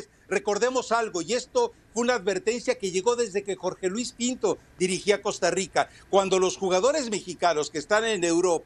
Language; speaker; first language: Spanish; native; Spanish